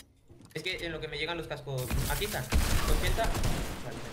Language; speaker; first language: Spanish; native; Spanish